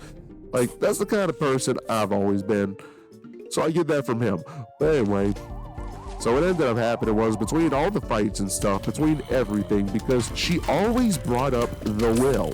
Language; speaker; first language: English; native; English